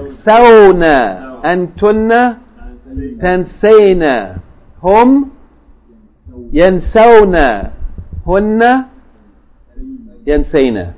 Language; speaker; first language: Arabic; non-native, fluent; English